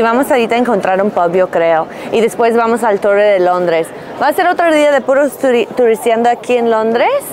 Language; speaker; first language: Spanish; non-native, fluent; English